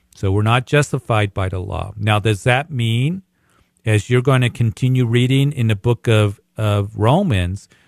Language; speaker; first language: English; native; English